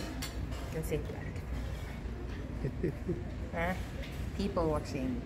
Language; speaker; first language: English; non-native, fluent; Norwegian